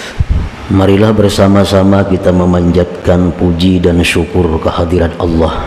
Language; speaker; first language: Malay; non-native, local second language; Banjar